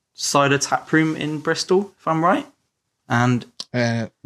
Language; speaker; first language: English; native; English